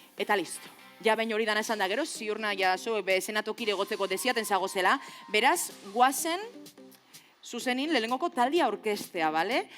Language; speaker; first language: Basque; native; Basque